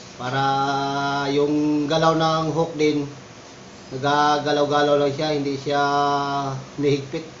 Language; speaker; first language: Filipino; non-native, local second language; Cebuano